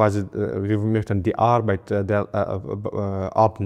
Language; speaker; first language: German; non-native, fluent; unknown